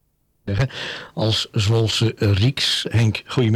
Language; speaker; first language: Dutch; native; Dutch